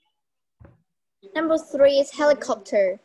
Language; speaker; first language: English; non-native, learner; Vietnamese